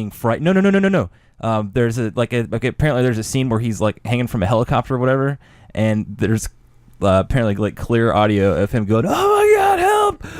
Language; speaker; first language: English; native; English